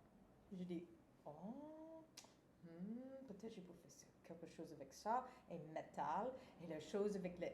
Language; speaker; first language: French; non-native, fluent; English